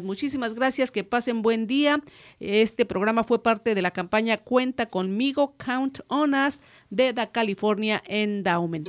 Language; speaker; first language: Spanish; native; Spanish